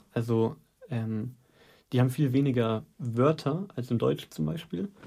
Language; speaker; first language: German; native; German